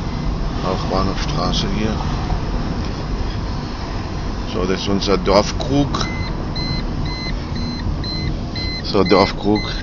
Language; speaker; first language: German; non-native, fluent; Arabic